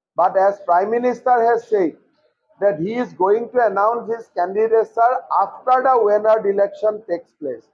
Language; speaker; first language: English; non-native, local second language; Assamese